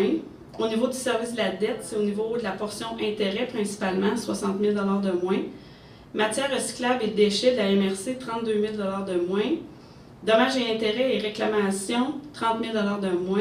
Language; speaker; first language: French; native; French